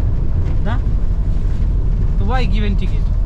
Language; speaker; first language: English; non-native, learner; Hindi